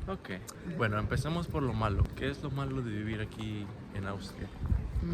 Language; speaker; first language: Spanish; native; Spanish